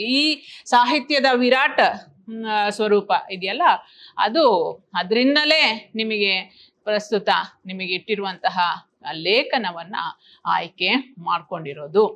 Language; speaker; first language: Kannada; native; Kannada